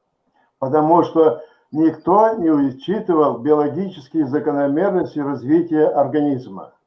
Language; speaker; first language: Russian; native; Russian